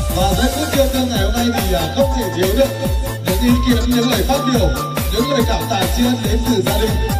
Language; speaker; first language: Vietnamese; non-native, local second language; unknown